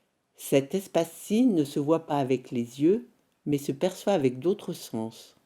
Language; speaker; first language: French; native; French